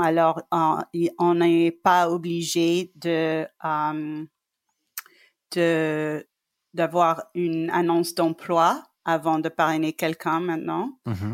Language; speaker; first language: French; non-native, fluent; English